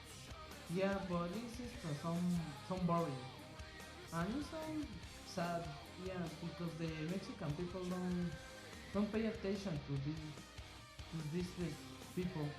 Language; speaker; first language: English; non-native, learner; Spanish